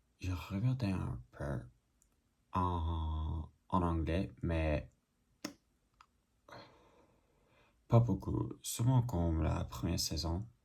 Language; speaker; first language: French; non-native, learner; English